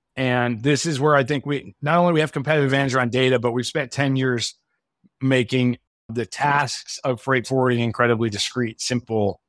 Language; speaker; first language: English; native; English